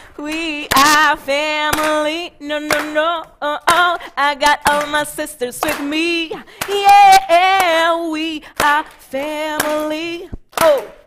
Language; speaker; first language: English; non-native, fluent; Romanian